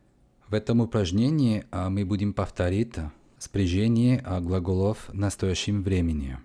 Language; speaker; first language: Russian; non-native, learner; French